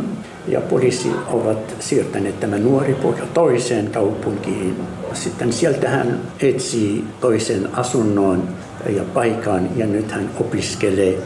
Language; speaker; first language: Finnish; non-native, fluent; Arabic